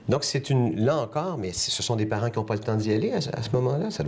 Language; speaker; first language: French; native; French